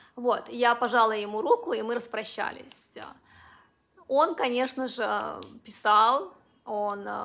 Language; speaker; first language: Russian; non-native, local second language; Uzbek